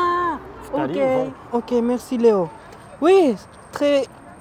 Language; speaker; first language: French; non-native, learner; Japanese